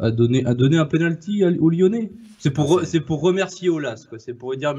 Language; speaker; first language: French; native; French